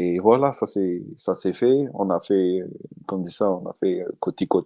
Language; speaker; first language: French; non-native, local second language; Malagasy